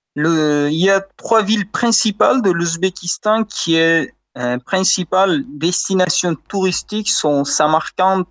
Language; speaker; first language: French; non-native, fluent; Uzbek